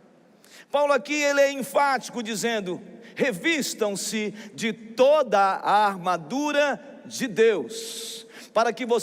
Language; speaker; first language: Portuguese; native; Portuguese